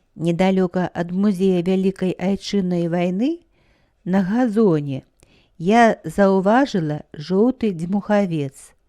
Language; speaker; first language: Belarusian; native; Belarusian